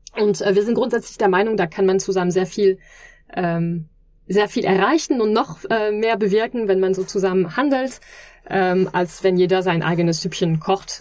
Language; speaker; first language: German; non-native, fluent; French